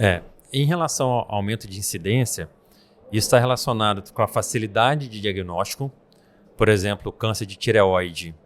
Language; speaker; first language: Portuguese; native; Portuguese